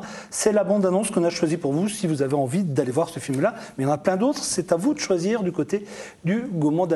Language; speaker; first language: French; native; French